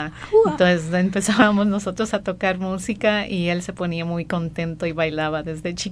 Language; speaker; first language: Spanish; native; Spanish